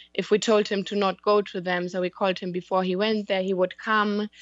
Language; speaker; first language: English; non-native, fluent; German